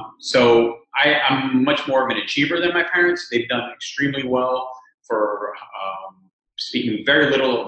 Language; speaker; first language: English; native; English